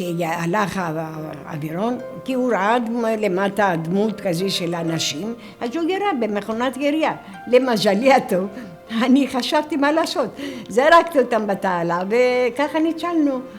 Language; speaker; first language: Hebrew; non-native, fluent; Greek